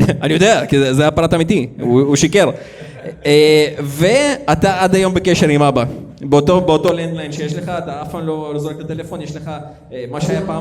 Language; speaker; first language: Hebrew; native; Hebrew